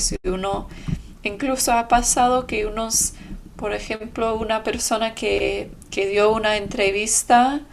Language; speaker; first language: Spanish; non-native, fluent; English